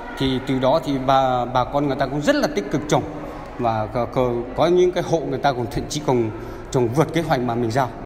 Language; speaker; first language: Vietnamese; non-native, local second language; Hmong